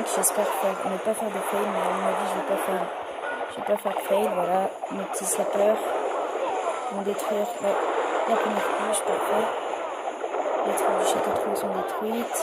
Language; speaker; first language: French; native; French